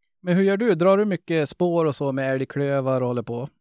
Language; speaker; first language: Swedish; native; Swedish